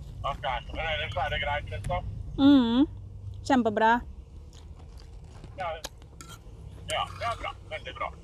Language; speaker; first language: Norwegian; non-native, learner; Thai